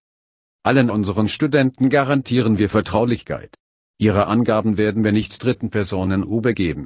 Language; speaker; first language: German; non-native, learner; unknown